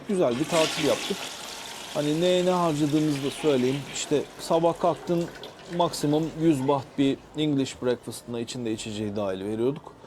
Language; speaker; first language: Turkish; native; Turkish